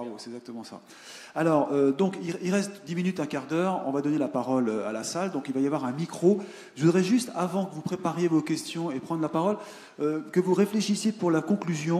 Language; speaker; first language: French; native; French